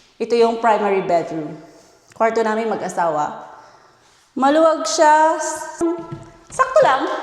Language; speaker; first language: Filipino; native; Filipino